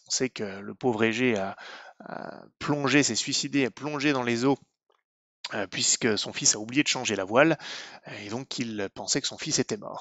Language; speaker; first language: French; native; French